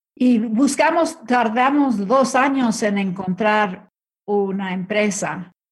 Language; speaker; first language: Spanish; early bilingual, other home language; English